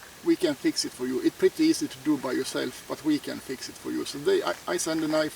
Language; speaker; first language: English; non-native, fluent; Swedish